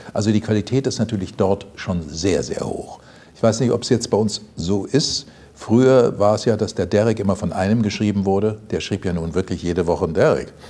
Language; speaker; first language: German; native; German